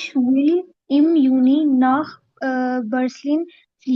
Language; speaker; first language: German; non-native, learner; Urdu